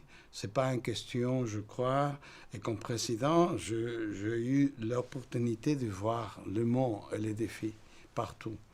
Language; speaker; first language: French; non-native, fluent; Spanish